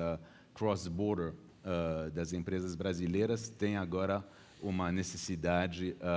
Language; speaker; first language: Portuguese; early bilingual, heritage; Portuguese